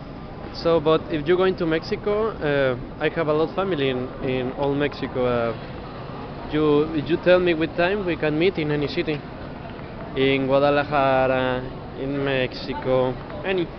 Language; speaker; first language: English; non-native, learner; Spanish